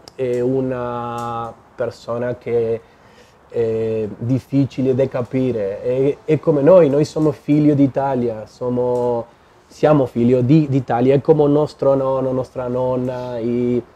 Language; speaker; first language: Italian; non-native, learner; Spanish